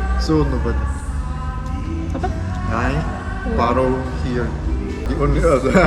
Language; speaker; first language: English; non-native, learner; Korean